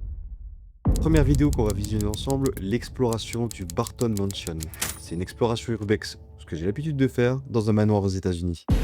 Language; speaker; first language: French; native; French